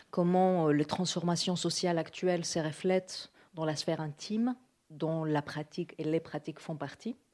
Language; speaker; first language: French; non-native, fluent; Greek